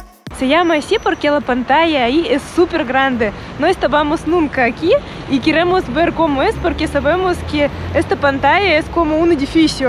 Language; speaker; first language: Spanish; non-native, learner; Russian